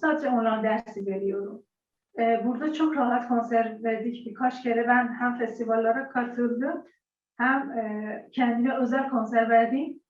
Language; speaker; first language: Turkish; non-native, learner; Persian